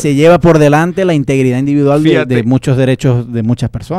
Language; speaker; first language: Spanish; native; Spanish